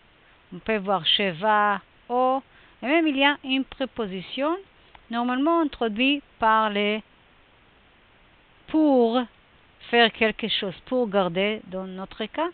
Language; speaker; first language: French; non-native, fluent; Hebrew